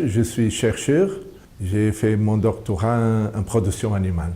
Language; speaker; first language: French; non-native, fluent; Portuguese